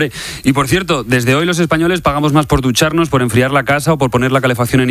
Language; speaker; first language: Spanish; native; Spanish